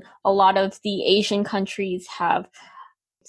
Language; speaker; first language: English; native; English